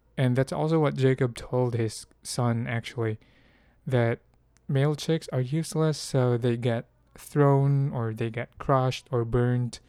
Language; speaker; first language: English; non-native, local second language; Filipino